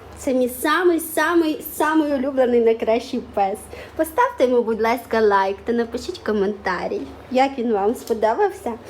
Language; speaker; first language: Ukrainian; non-native, local second language; Russian